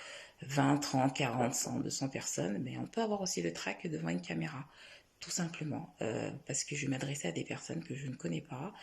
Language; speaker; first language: French; native; French